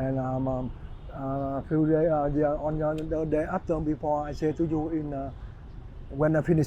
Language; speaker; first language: English; non-native, learner; Vietnamese